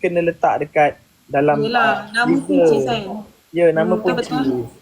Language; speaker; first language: Malay; native; Malay